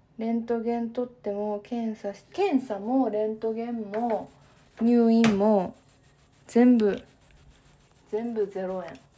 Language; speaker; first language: Japanese; native; Japanese